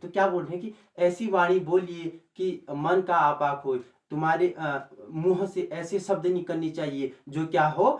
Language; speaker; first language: Hindi; native; Hindi